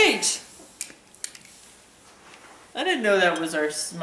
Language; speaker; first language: English; native; English